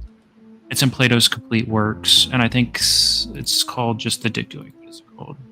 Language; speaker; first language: English; native; English